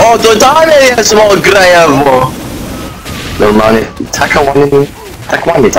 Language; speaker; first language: Polish; early bilingual, heritage; Polish